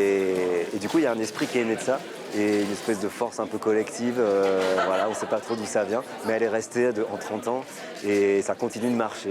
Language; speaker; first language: French; native; French